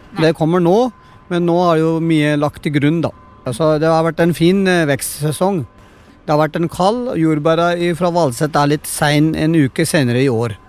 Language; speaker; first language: Norwegian; non-native, fluent; Punjabi